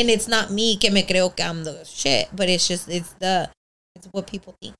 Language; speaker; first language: English; early bilingual, other home language; Spanish